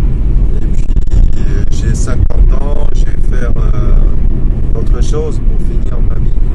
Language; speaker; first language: French; non-native, fluent; Chinese